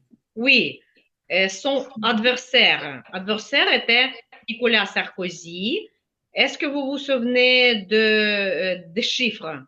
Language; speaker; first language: French; non-native, fluent; Ukrainian